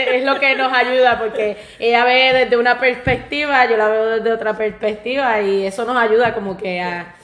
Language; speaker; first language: Spanish; native; Spanish